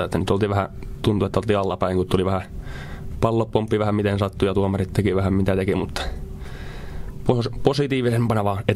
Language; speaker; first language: Finnish; native; Finnish